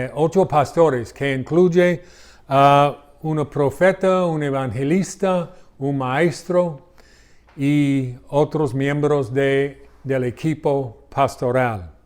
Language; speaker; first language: Spanish; non-native, learner; English